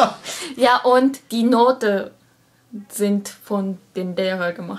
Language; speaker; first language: German; non-native, learner; Japanese